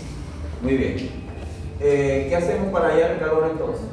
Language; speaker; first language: Spanish; native; Spanish